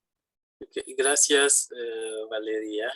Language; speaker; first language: Spanish; non-native, fluent; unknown